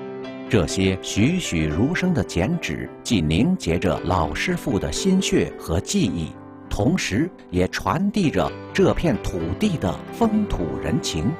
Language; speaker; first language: Chinese; native; Chinese